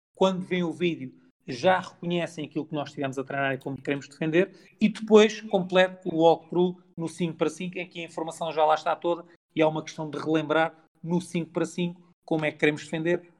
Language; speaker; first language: Portuguese; native; Portuguese